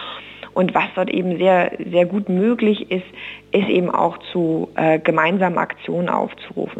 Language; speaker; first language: German; native; German